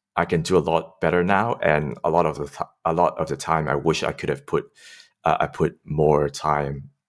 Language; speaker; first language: English; non-native, local second language; Cantonese